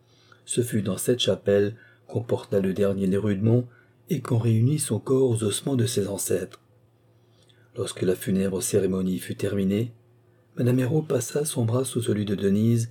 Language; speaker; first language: French; native; French